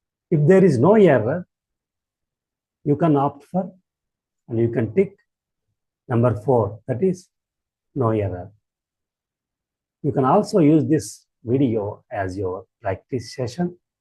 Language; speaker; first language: English; non-native, local second language; Telugu